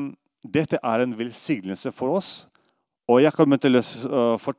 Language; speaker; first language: Norwegian; non-native, fluent; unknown